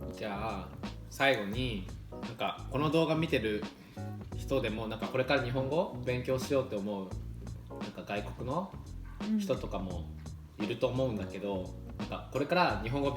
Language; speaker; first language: Japanese; native; Japanese